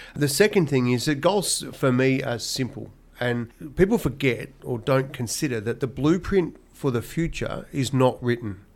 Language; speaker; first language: English; native; English